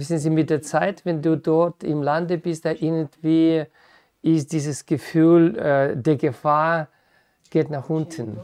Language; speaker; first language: German; non-native, fluent; Ukrainian